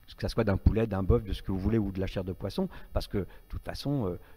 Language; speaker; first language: French; native; French